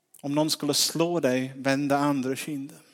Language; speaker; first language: Swedish; non-native, fluent; English